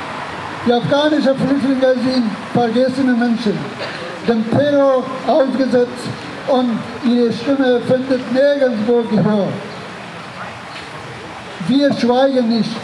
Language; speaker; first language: German; non-native, fluent; Persian